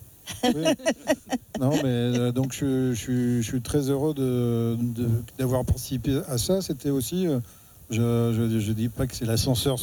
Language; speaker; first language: French; native; French